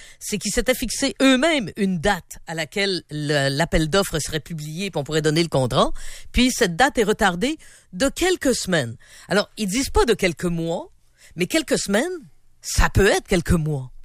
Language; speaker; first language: French; native; French